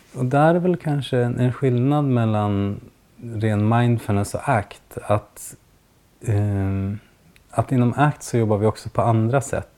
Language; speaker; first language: Swedish; native; Swedish